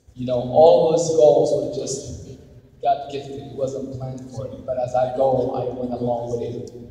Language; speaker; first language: English; non-native, fluent; Somali